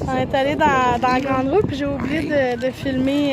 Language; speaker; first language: French; native; French